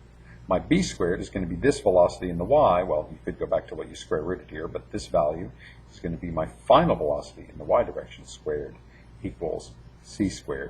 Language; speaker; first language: English; native; English